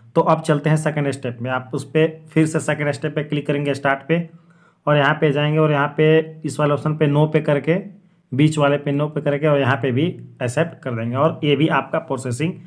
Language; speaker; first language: Hindi; native; Hindi